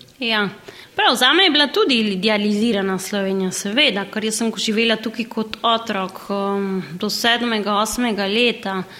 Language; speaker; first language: Slovenian; early bilingual, heritage; Slovenian